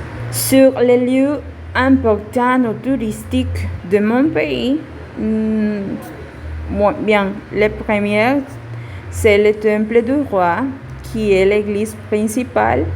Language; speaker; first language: French; non-native, learner; Spanish